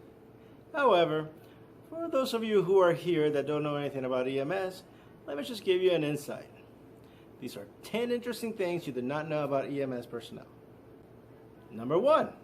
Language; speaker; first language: English; native; English